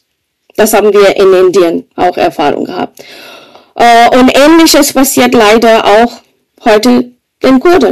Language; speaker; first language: German; non-native, fluent; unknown